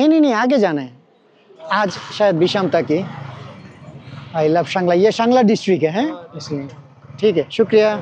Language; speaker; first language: Hindi; non-native, fluent; Bangla